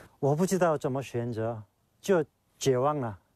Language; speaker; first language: Chinese; non-native, learner; Korean